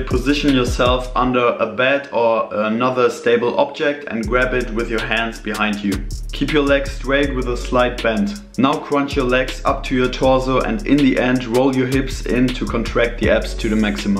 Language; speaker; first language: English; non-native, fluent; German